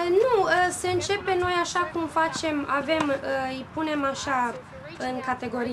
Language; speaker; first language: Romanian; early bilingual, heritage; Romanian